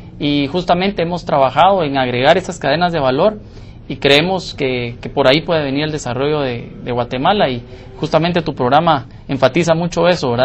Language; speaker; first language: Spanish; native; Spanish